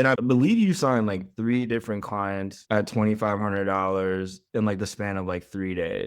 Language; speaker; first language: English; native; English